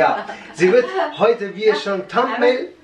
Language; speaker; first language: German; early bilingual, other home language; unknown